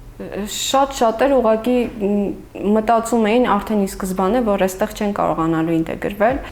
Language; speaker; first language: Armenian; native; Armenian